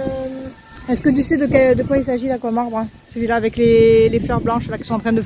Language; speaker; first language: French; native; French